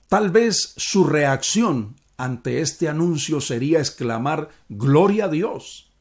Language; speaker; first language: Spanish; native; Spanish